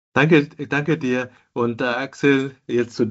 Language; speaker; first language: German; non-native, fluent; Chinese